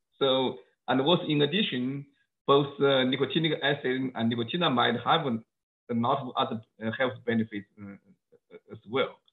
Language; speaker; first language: English; non-native, fluent; Chinese